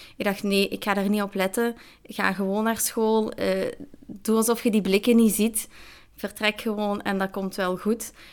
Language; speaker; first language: Dutch; early bilingual, other home language; Arabic